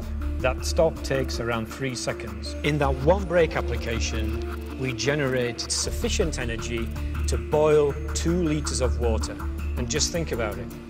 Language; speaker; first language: English; native; English